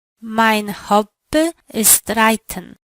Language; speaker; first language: German; non-native, learner; Polish